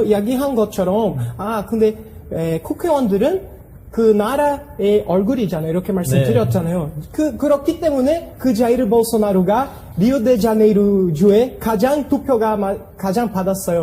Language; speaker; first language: Korean; non-native, fluent; Portuguese